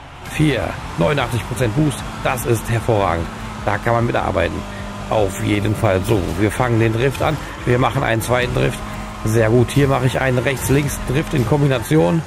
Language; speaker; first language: German; native; German